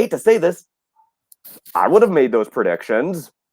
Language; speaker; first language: English; native; English